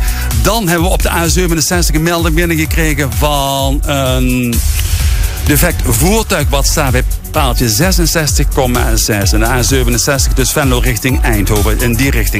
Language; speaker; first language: Dutch; native; Dutch